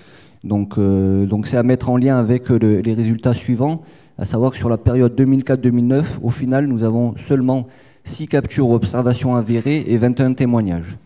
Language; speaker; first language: French; native; French